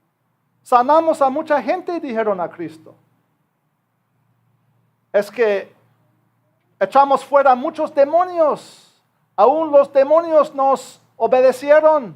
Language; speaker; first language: Spanish; non-native, fluent; English